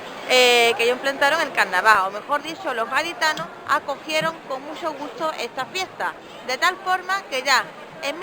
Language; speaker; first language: Spanish; native; Spanish